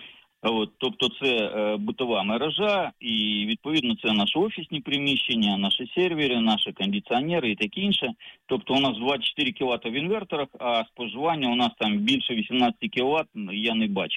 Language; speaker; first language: Ukrainian; native; Ukrainian